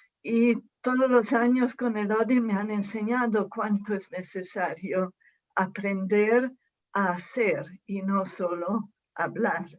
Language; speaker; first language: Spanish; non-native, fluent; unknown